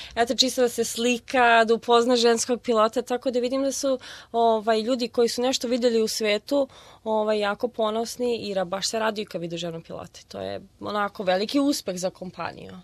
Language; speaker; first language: Serbian; early bilingual, heritage; Serbian